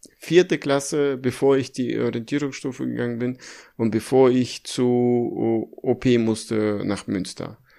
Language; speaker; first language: German; early bilingual, other home language; Russian